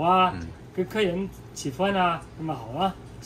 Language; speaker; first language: Chinese; non-native, learner; Cantonese